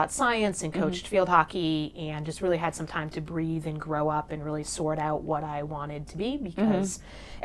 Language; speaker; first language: English; native; English